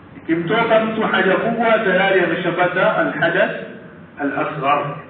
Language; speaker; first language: Swahili; native; Swahili